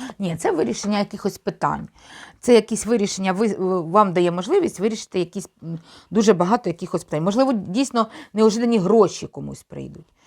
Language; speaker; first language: Ukrainian; non-native, local second language; Russian